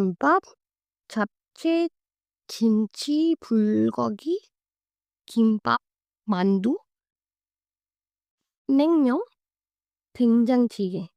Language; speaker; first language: Korean; non-native, learner; Hindi